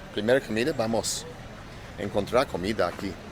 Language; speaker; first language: Spanish; non-native, learner; English